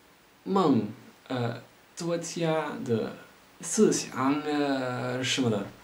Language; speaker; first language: Chinese; non-native, learner; Dutch